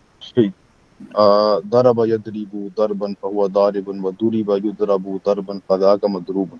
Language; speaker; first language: Arabic; non-native, learner; Urdu